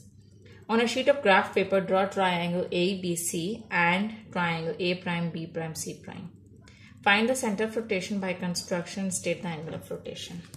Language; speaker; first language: English; non-native, local second language; Urdu